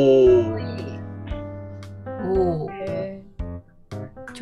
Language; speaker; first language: Japanese; native; Japanese